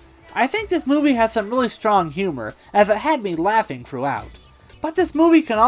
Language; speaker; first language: English; native; English